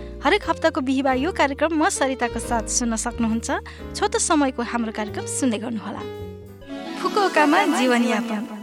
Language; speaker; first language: Nepali; native; Nepali